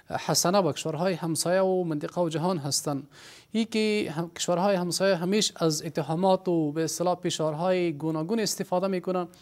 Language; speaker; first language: Persian; non-native, local second language; Pashto